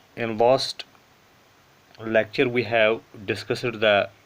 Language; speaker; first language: English; non-native, local second language; Urdu